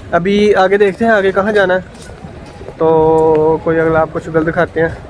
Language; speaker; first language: Urdu; non-native, local second language; Punjabi